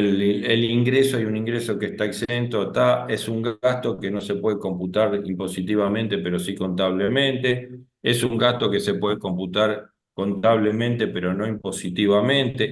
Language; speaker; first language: Spanish; native; Spanish